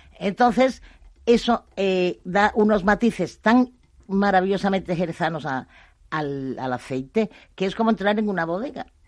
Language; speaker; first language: Spanish; native; Spanish